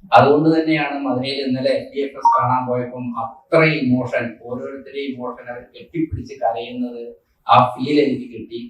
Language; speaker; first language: Malayalam; native; Malayalam